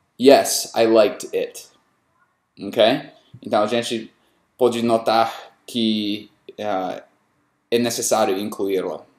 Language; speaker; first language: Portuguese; non-native, learner; English